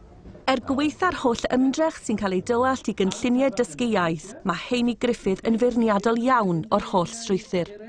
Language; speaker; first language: Welsh; native; Welsh